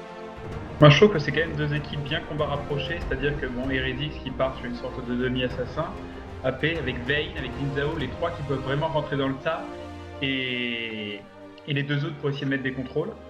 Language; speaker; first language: French; native; French